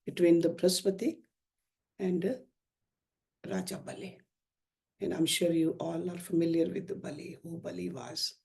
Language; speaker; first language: English; non-native, local second language; Hindi